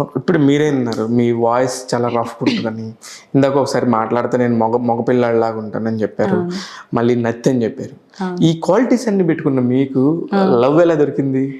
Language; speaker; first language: Telugu; native; Telugu